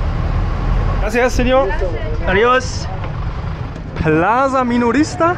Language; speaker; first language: Spanish; non-native, learner; German